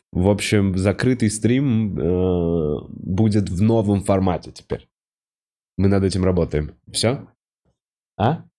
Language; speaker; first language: Russian; native; Russian